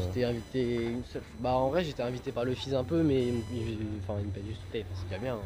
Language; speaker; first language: French; native; French